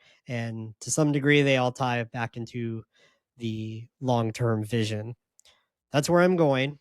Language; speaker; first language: English; native; English